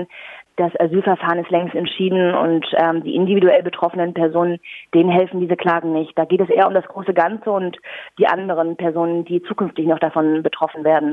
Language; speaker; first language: German; native; German